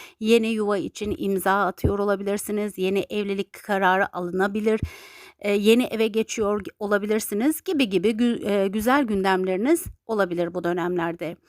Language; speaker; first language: Turkish; native; Turkish